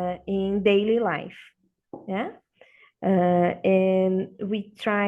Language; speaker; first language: English; non-native, learner; Portuguese